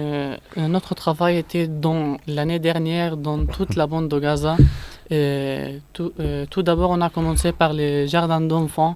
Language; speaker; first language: French; non-native, learner; Arabic